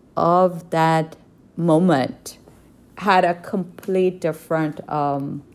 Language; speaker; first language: English; non-native, local second language; Urdu